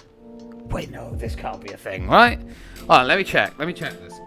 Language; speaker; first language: English; native; English